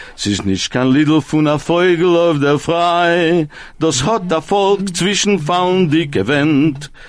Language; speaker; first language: English; non-native, fluent; Spanish